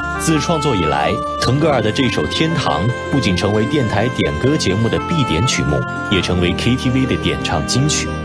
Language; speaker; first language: Chinese; native; Chinese